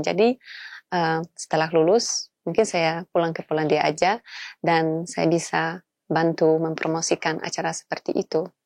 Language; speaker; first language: Indonesian; non-native, fluent; Polish